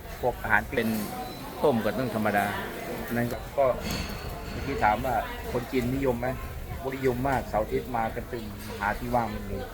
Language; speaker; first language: Thai; native; Thai